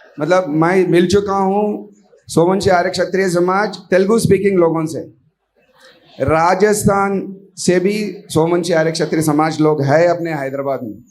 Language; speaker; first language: Hindi; non-native, local second language; Marathi